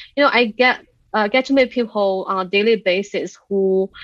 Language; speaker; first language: English; non-native, fluent; Chinese